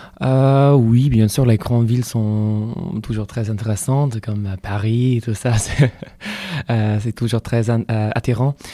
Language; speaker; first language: French; non-native, fluent; English